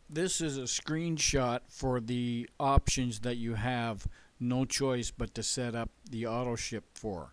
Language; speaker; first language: English; native; English